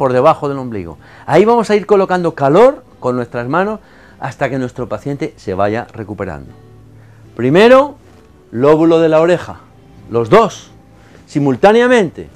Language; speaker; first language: Spanish; native; Spanish